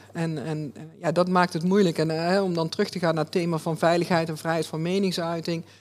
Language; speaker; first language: Dutch; native; Dutch